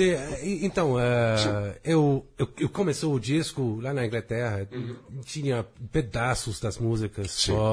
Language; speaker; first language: Portuguese; non-native, fluent; English